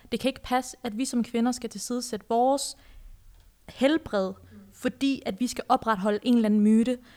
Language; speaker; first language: Danish; early bilingual, other home language; Persian